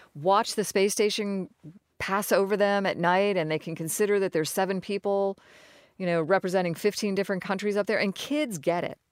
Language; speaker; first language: English; native; English